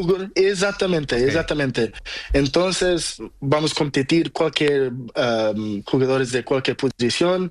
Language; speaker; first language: Spanish; non-native, learner; Portuguese